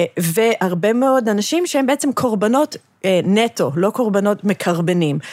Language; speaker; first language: Hebrew; early bilingual, other home language; English